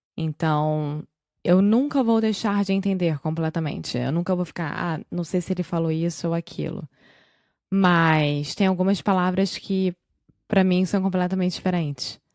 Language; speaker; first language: Portuguese; native; Portuguese